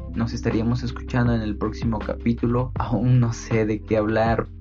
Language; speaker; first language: Spanish; native; Spanish